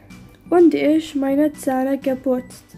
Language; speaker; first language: German; non-native, learner; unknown